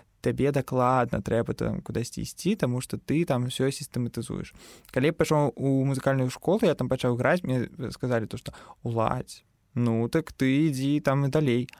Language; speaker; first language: Belarusian; non-native, local second language; Russian